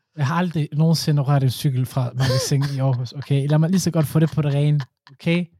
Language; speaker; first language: Danish; early bilingual, other home language; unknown